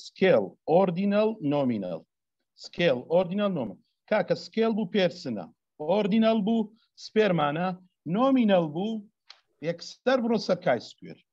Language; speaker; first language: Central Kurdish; native; Central Kurdish